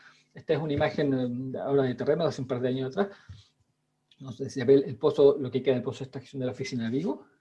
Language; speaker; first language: Spanish; native; Spanish